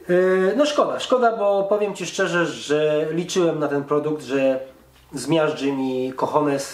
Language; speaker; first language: Polish; native; Polish